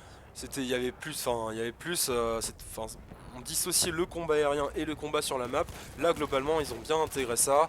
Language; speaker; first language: French; native; French